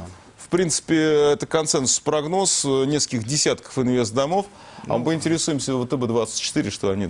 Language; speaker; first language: Russian; native; Russian